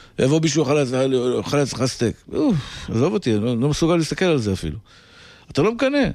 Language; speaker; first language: Hebrew; native; Hebrew